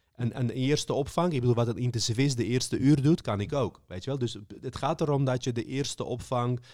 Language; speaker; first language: Dutch; early bilingual, other home language; Armenian